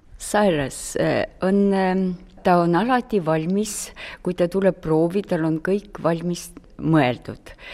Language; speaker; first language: Estonian; non-native, local second language; Russian